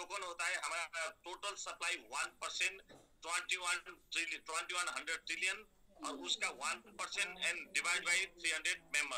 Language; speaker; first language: Hindi; native; Hindi